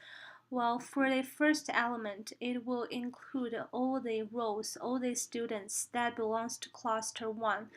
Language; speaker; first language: English; non-native, fluent; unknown